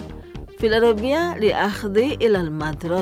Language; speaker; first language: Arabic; non-native, fluent; Indonesian